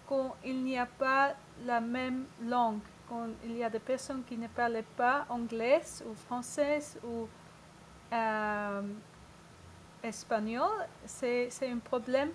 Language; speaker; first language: French; non-native, learner; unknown